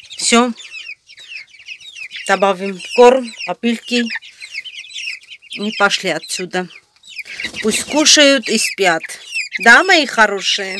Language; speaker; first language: Russian; non-native, fluent; Armenian